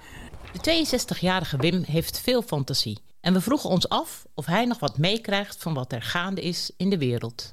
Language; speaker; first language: Dutch; native; Dutch